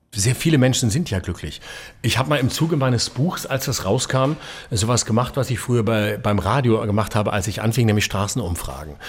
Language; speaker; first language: German; native; German